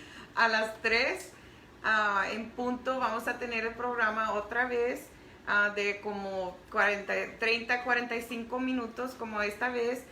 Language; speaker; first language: Spanish; early bilingual, heritage; Spanish